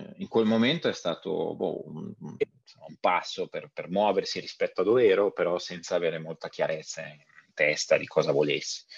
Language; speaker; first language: Italian; native; Italian